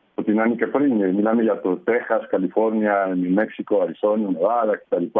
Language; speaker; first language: Greek; non-native, fluent; Spanish